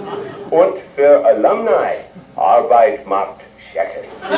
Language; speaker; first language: German; non-native, learner; English